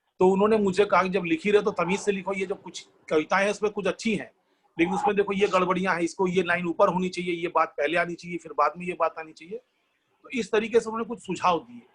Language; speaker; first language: Hindi; non-native, local second language; Bangla